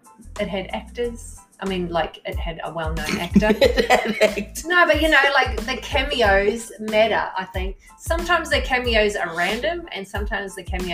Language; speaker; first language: English; native; English